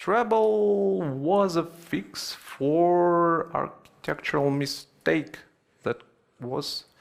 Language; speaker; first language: English; non-native, fluent; Russian